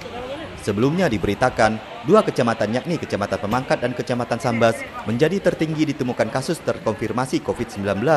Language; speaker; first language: Indonesian; native; Indonesian